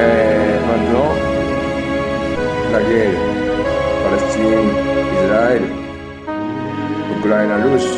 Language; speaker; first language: French; non-native, learner; Japanese